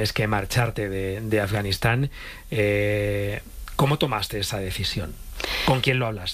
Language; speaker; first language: Spanish; native; Spanish